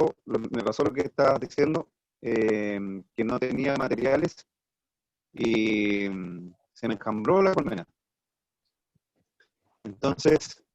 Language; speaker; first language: Spanish; native; Spanish